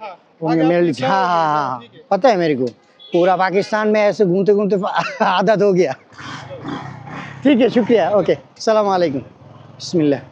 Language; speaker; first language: Hindi; non-native, learner; Bangla